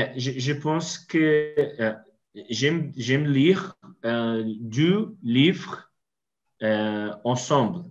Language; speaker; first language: French; non-native, learner; Portuguese